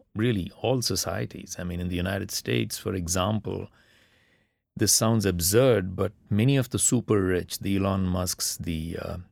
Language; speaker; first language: English; non-native, local second language; Tamil